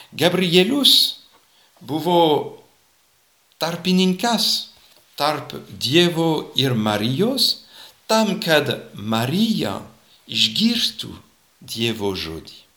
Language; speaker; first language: Lithuanian; non-native, fluent; French